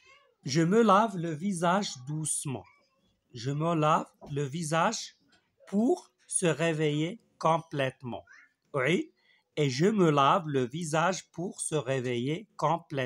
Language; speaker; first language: French; non-native, local second language; Arabic